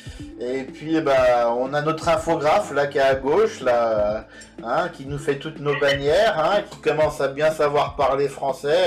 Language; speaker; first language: French; native; French